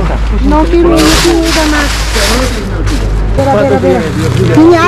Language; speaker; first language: Spanish; non-native, learner; Filipino